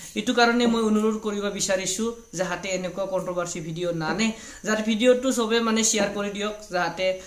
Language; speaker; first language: Assamese; non-native, local second language; Bodo